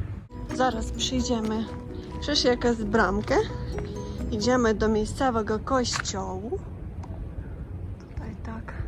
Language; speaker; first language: Polish; non-native, fluent; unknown